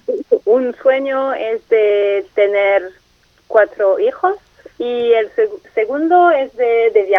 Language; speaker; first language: Spanish; non-native, learner; French